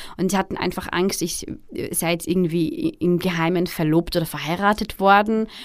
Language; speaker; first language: German; early bilingual, other home language; Arabic